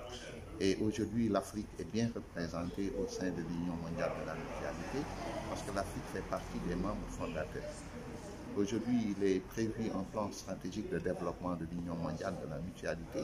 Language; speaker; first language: French; non-native, local second language; Wolof